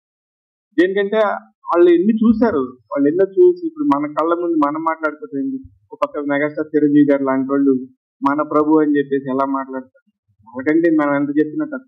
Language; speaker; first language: Telugu; native; Telugu